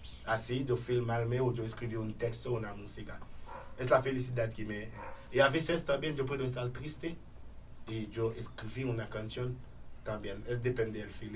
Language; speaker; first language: Spanish; non-native, fluent; Haitian Creole